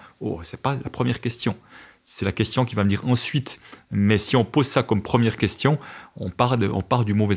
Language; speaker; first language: French; native; French